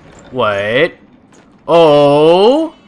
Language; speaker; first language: English; native; English